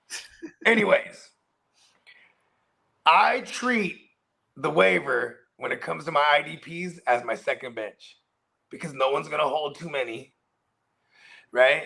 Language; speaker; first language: English; native; English